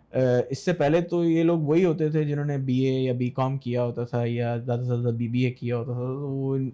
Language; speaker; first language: Urdu; native; Urdu